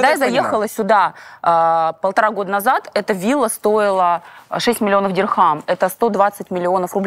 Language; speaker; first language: Russian; native; Russian